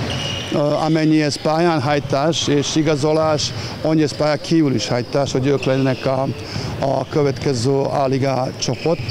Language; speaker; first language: Hungarian; non-native, learner; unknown